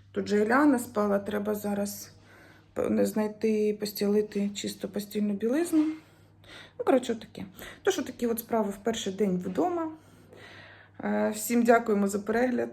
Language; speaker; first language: Ukrainian; native; Ukrainian